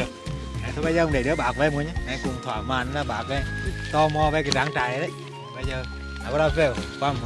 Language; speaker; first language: Vietnamese; native; Vietnamese